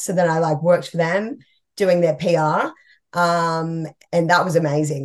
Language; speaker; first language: English; native; English